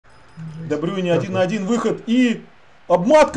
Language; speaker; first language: Russian; native; Russian